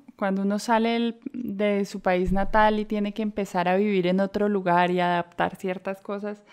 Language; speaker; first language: Spanish; native; Spanish